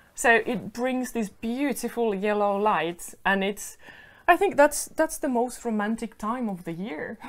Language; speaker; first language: English; non-native, fluent; Finnish